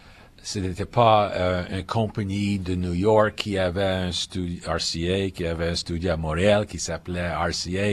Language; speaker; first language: French; non-native, local second language; English